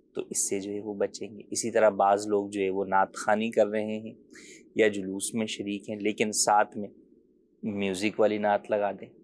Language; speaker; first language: Urdu; native; Urdu